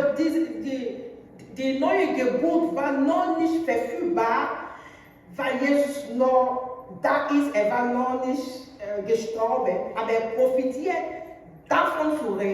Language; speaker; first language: German; non-native, learner; French